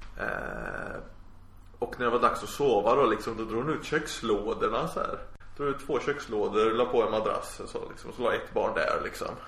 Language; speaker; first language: Swedish; native; Swedish